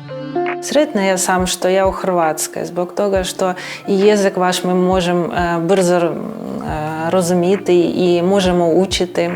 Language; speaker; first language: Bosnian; non-native, learner; Ukrainian